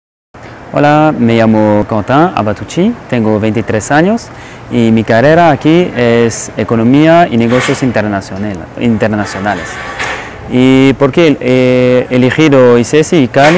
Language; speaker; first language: Spanish; non-native, fluent; French